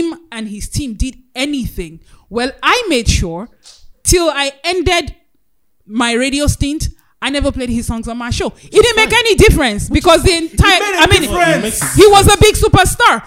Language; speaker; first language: English; non-native, local second language; Yoruba